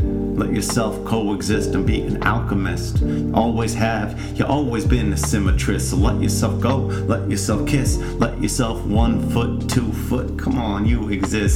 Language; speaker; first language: English; native; English